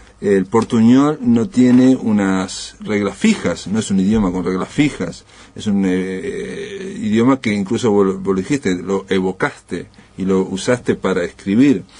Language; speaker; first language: Spanish; native; Spanish